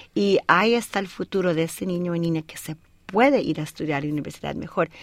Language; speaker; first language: Spanish; early bilingual, heritage; Spanish